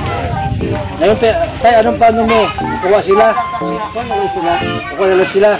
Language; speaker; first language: Filipino; native; Filipino